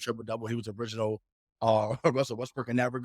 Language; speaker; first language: English; native; English